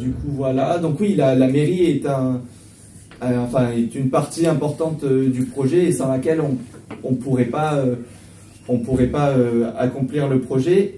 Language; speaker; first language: French; native; French